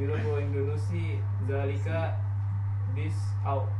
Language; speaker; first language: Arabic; non-native, learner; Indonesian